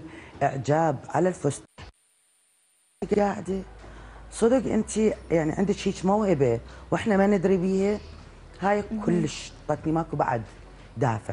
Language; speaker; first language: Arabic; native; Arabic